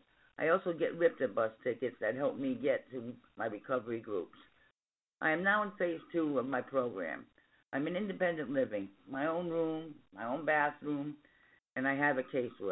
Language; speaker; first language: English; native; English